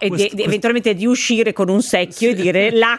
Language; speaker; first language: Italian; native; Italian